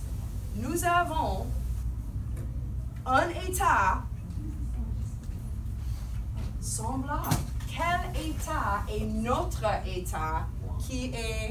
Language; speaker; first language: French; non-native, fluent; English